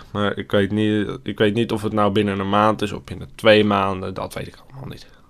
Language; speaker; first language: Dutch; native; Dutch